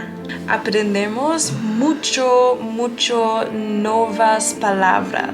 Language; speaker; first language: Spanish; non-native, learner; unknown